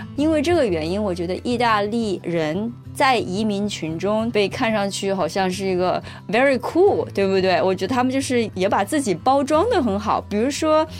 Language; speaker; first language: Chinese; native; Chinese